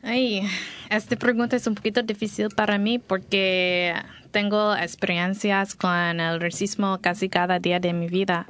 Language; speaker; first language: Spanish; non-native, learner; English